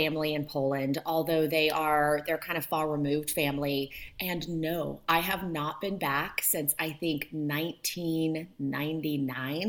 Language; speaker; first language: English; early bilingual, other home language; Polish